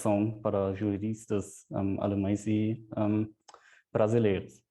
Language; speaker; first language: Portuguese; non-native, fluent; German